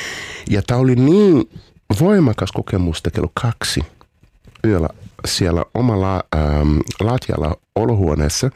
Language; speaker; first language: Finnish; non-native, fluent; Portuguese